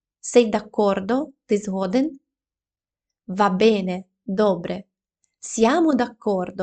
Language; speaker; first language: Italian; non-native, fluent; Ukrainian